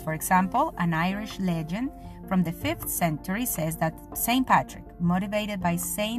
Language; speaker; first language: English; non-native, fluent; Spanish